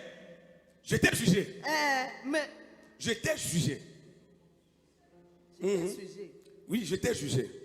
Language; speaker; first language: French; non-native, local second language; Ewe